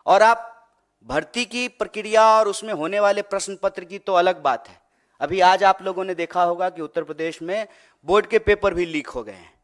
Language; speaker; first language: Hindi; native; Hindi